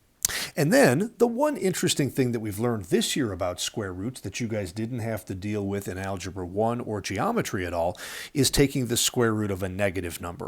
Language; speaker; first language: English; native; English